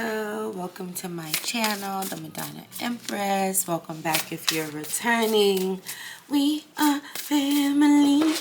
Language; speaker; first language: English; native; English